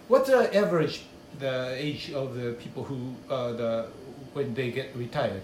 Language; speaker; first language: English; non-native, learner; Japanese